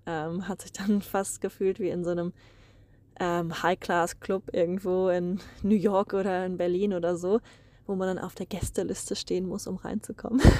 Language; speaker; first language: German; native; German